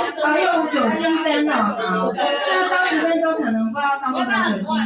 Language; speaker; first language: Chinese; native; Chinese